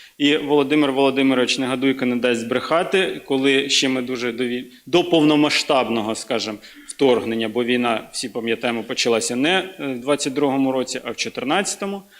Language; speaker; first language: Ukrainian; native; Ukrainian